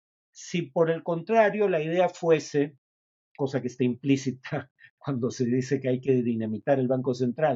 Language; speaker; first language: Spanish; native; Spanish